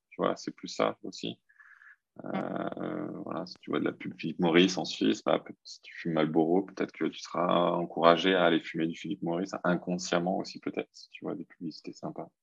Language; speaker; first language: French; native; French